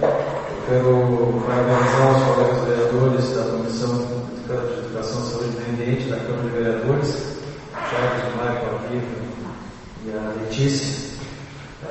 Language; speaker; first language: Portuguese; native; Portuguese